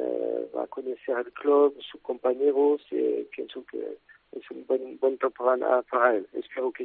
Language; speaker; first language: Spanish; non-native, fluent; French